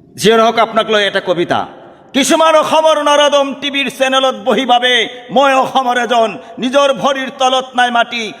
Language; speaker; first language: Assamese; native; Assamese